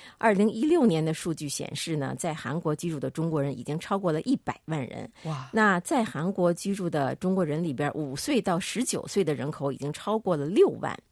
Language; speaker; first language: Chinese; native; Chinese